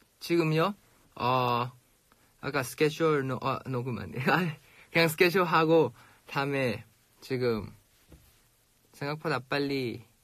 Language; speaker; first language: Korean; non-native, fluent; Thai